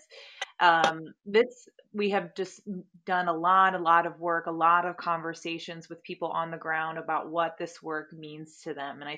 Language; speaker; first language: English; native; English